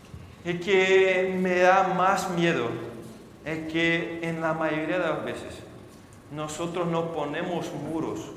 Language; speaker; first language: Spanish; non-native, fluent; Portuguese